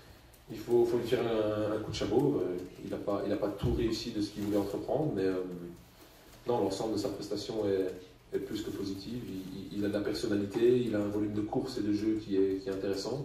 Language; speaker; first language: French; native; French